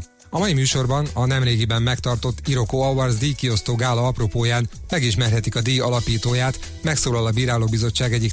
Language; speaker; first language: Hungarian; native; Hungarian